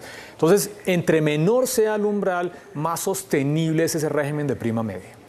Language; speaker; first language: Spanish; native; Spanish